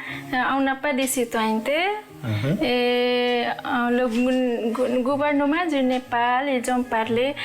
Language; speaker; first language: French; non-native, learner; Nepali